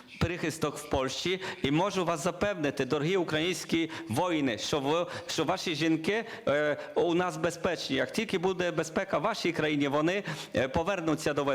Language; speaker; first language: Ukrainian; non-native, learner; Polish